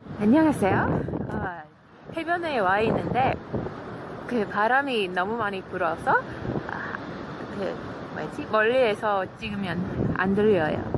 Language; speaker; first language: Korean; non-native, learner; English